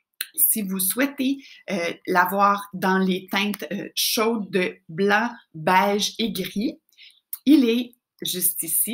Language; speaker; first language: French; native; French